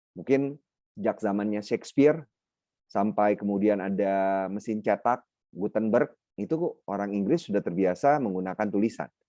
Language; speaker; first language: Indonesian; non-native, local second language; Minangkabau